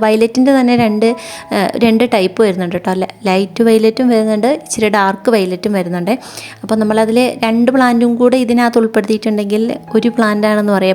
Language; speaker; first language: Malayalam; native; Malayalam